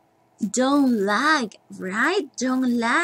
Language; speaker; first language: English; non-native, learner; Spanish